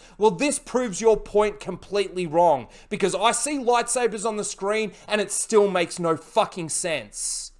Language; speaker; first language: English; native; English